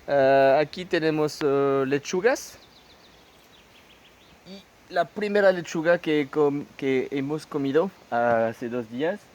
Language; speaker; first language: Spanish; non-native, fluent; French